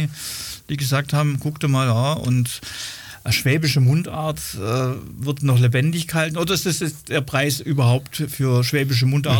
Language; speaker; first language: German; native; German